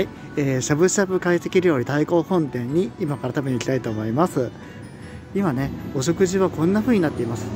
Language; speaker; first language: Japanese; native; Japanese